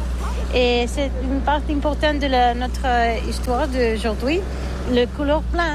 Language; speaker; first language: French; non-native, learner; Catalan